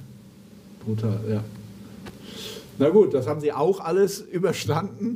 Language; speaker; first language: German; native; German